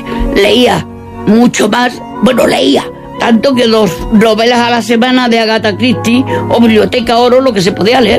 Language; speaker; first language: Spanish; native; Spanish